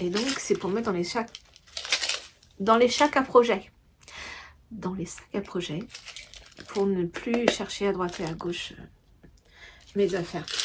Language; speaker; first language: French; native; French